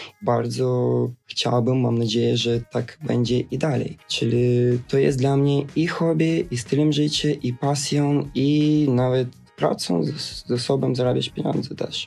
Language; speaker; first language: Polish; non-native, fluent; Russian